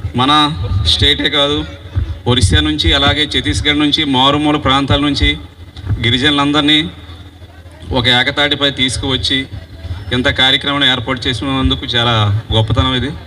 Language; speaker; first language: Telugu; native; Telugu